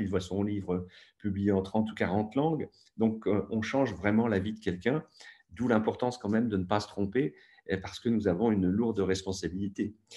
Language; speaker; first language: French; native; French